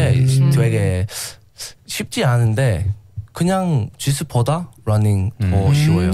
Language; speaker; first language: Korean; non-native, learner; English